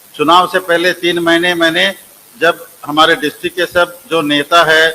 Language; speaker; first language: Hindi; non-native, local second language; Kannada